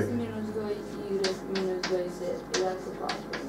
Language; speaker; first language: Romanian; native; Romanian